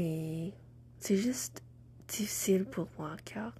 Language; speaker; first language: French; non-native, learner; English